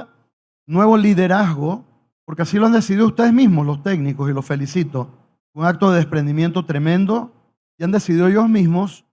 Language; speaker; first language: Spanish; native; Spanish